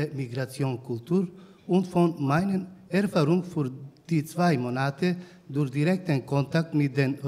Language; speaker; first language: German; non-native, learner; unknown